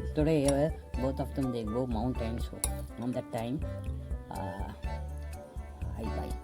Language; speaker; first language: English; non-native, learner; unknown